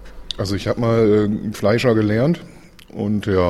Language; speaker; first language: German; native; German